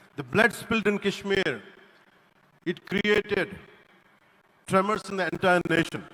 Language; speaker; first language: English; non-native, local second language; Telugu